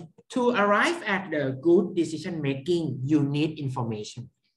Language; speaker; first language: English; non-native, fluent; Thai